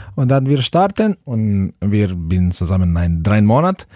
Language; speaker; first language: German; non-native, learner; Slovenian